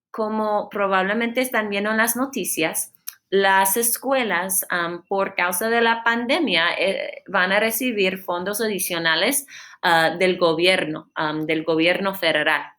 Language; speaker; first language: Spanish; non-native, fluent; English